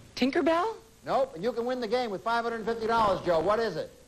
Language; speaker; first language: English; native; English